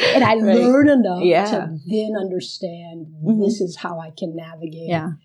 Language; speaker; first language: English; early bilingual, other home language; Spanish